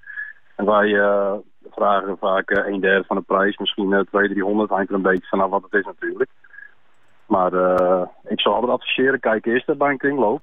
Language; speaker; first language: Dutch; native; Dutch